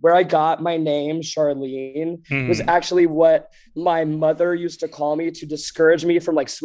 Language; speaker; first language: English; native; English